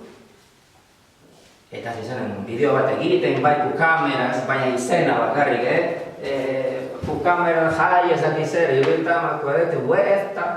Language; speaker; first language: Basque; non-native, learner; Spanish